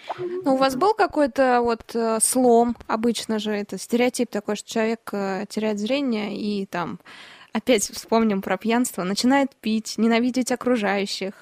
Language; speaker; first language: Russian; native; Russian